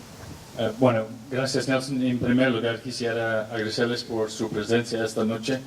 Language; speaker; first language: Spanish; non-native, fluent; English